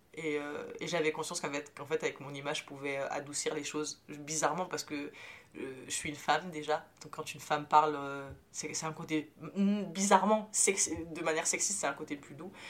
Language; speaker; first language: French; early bilingual, other home language; Arabic